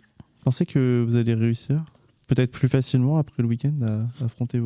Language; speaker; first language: French; native; French